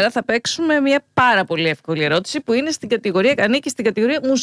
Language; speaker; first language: Greek; native; Greek